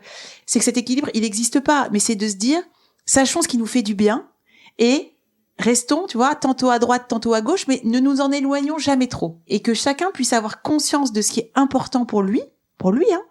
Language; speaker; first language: French; native; French